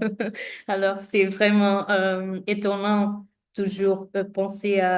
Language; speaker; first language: French; non-native, fluent; Portuguese